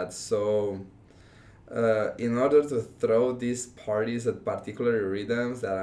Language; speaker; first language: English; non-native, fluent; Romanian